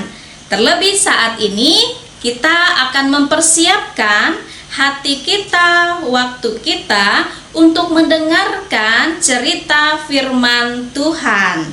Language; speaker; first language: Indonesian; native; Indonesian